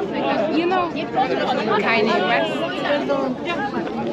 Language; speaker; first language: English; non-native, learner; Portuguese